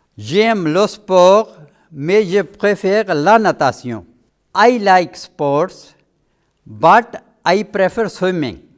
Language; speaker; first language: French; non-native, fluent; Urdu